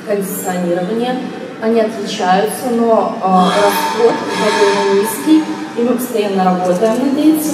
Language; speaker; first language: Russian; native; Russian